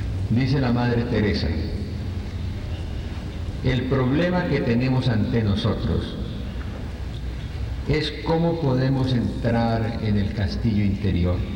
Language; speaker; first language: Spanish; native; Spanish